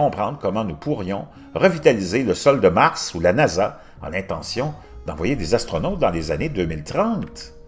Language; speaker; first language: French; native; French